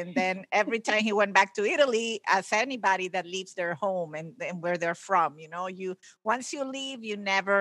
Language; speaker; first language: English; non-native, fluent; Italian